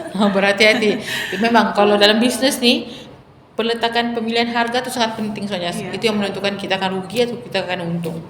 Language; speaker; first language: Malay; native; Malay